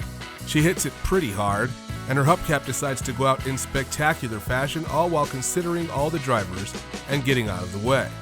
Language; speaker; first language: English; native; English